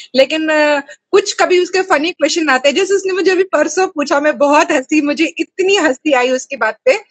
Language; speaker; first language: Hindi; native; Hindi